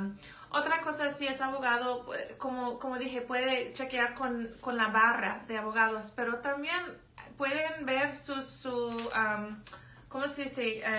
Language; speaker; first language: Spanish; non-native, fluent; English